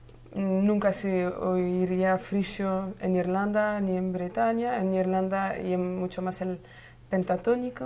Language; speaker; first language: Spanish; non-native, learner; French